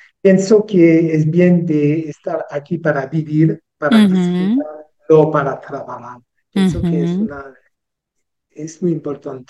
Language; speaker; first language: Spanish; non-native, learner; French